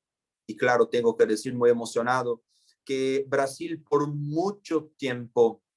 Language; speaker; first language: Spanish; non-native, fluent; Portuguese